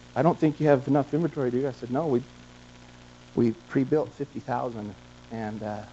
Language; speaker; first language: English; native; English